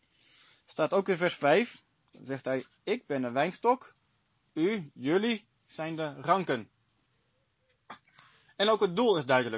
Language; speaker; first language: Dutch; native; Dutch